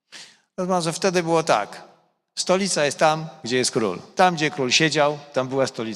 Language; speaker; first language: Polish; native; Polish